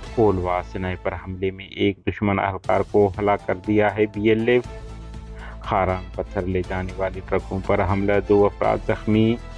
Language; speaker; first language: Urdu; non-native, local second language; Baluchi